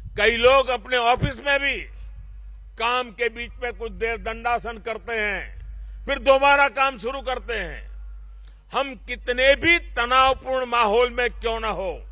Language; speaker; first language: Hindi; non-native, local second language; Gujarati